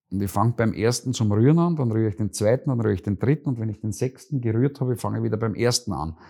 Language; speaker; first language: German; native; German